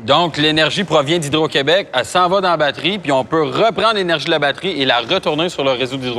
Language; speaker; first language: French; native; French